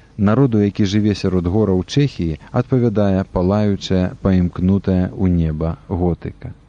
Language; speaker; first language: Belarusian; native; Belarusian